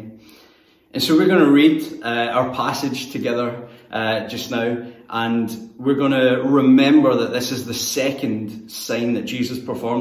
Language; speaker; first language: English; native; English